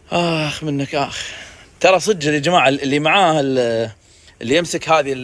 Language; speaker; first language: Arabic; native; Arabic